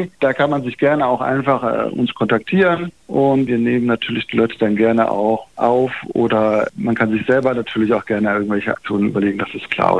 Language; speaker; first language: German; native; German